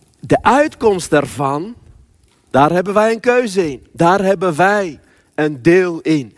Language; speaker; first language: Dutch; early bilingual, other home language; Armenian